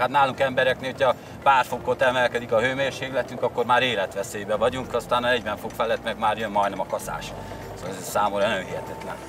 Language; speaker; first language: Hungarian; native; Hungarian